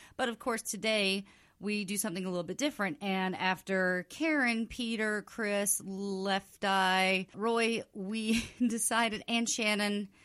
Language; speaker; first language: English; native; English